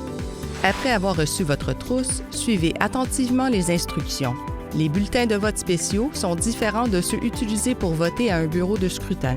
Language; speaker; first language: French; native; French